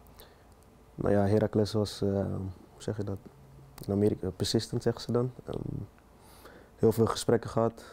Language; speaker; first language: Dutch; early bilingual, heritage; Dutch